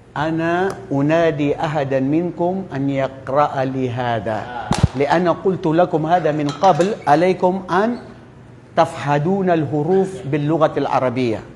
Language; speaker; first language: Arabic; non-native, fluent; Filipino